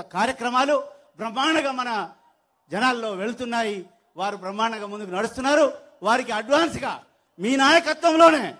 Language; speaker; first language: Telugu; non-native, local second language; Lambadi